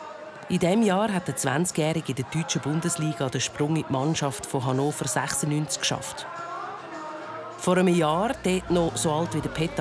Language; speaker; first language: German; native; German